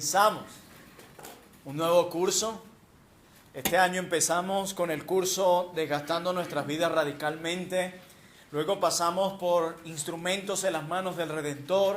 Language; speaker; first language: Spanish; native; Spanish